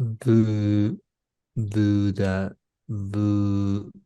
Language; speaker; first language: French; non-native, learner; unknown